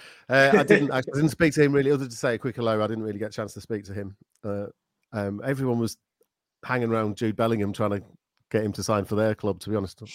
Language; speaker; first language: English; native; English